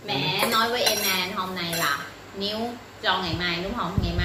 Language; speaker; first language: Vietnamese; non-native, learner; Thai